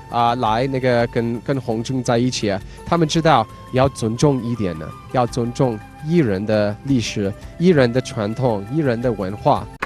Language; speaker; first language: Chinese; non-native, fluent; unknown